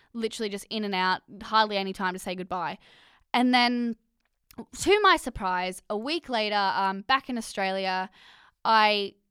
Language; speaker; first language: English; native; English